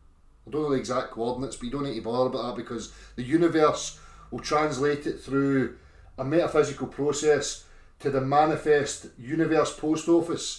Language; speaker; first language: English; native; English